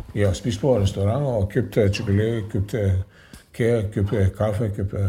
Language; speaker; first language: Danish; non-native, learner; Macedonian